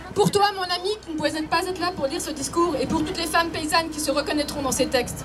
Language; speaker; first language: French; native; French